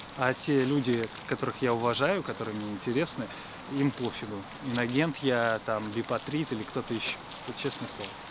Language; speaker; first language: Russian; native; Russian